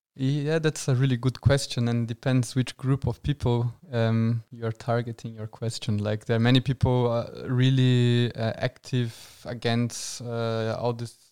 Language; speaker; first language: English; non-native, fluent; Portuguese